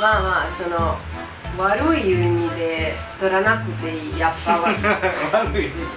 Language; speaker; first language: Japanese; non-native, learner; Italian